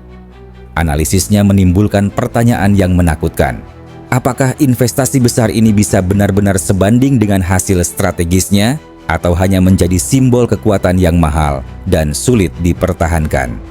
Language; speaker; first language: Indonesian; native; Indonesian